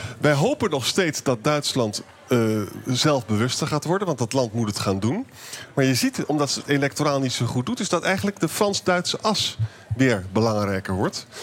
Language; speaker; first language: Dutch; native; Dutch